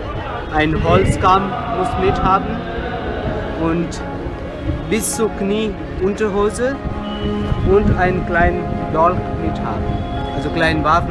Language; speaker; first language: German; non-native, learner; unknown